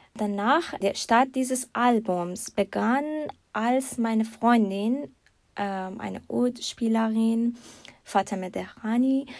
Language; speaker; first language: German; non-native, learner; Persian